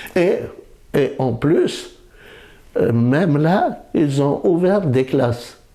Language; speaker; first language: French; non-native, local second language; Kabyle